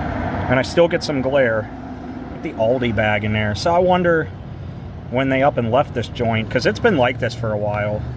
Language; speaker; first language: English; native; English